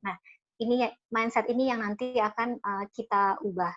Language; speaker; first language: Indonesian; native; Indonesian